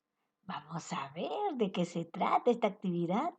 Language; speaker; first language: Spanish; native; Spanish